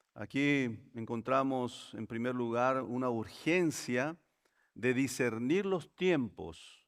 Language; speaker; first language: Spanish; native; Spanish